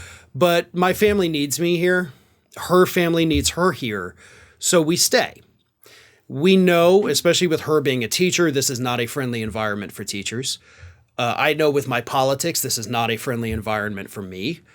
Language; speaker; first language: English; native; English